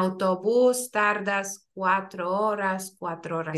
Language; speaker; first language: Spanish; non-native, fluent; Lithuanian